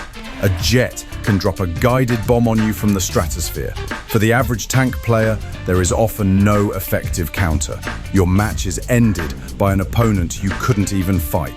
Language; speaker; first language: English; native; English